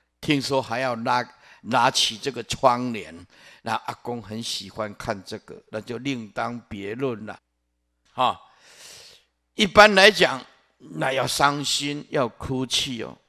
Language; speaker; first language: Chinese; non-native, local second language; Min Nan Chinese